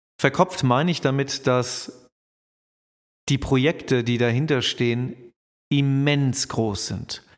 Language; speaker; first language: German; native; German